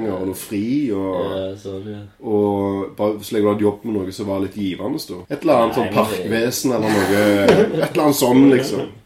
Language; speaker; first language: Norwegian; native; Norwegian